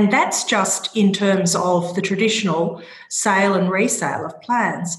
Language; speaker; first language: English; native; English